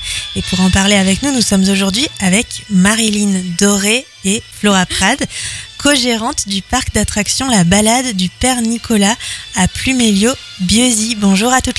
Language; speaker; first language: French; native; French